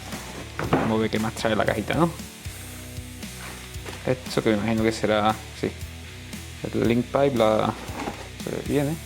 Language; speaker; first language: Spanish; native; Spanish